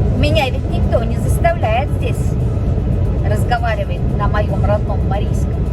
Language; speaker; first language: Russian; non-native, local second language; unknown